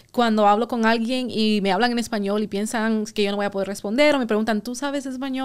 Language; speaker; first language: Spanish; early bilingual, heritage; Spanish